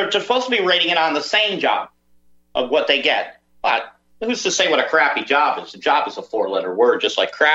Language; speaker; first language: English; native; English